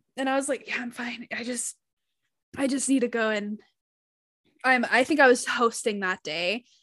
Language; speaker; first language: English; native; English